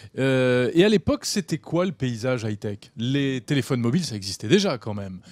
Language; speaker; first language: French; native; French